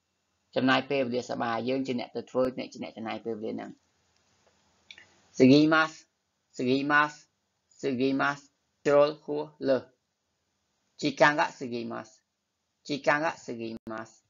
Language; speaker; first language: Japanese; non-native, fluent; Khmer